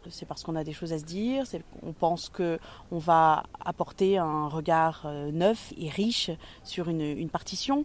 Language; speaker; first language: French; native; French